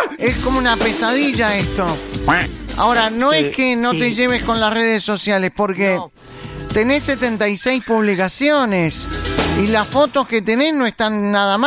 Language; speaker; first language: Spanish; native; Spanish